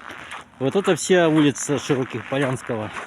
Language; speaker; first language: Russian; native; Russian